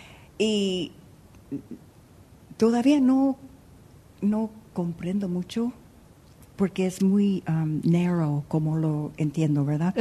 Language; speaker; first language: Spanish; early bilingual, heritage; Spanish